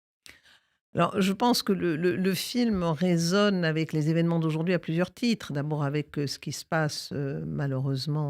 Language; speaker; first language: French; native; French